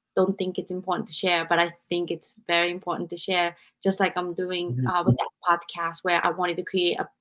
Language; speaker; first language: English; non-native, fluent; Japanese